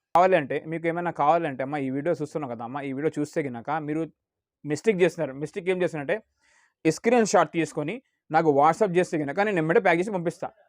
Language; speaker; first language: Telugu; non-native, local second language; Urdu